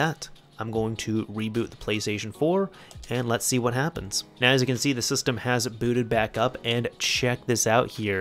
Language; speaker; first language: English; native; English